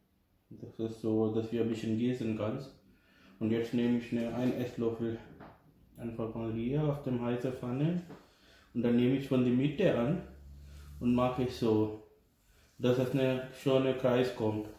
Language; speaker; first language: German; non-native, learner; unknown